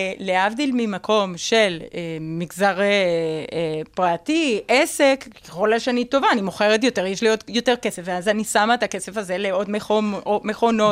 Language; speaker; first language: Hebrew; non-native, fluent; Spanish